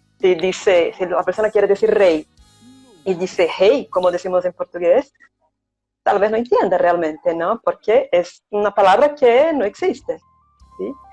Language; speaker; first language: Spanish; non-native, fluent; Portuguese